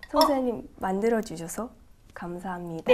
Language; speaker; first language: Korean; non-native, fluent; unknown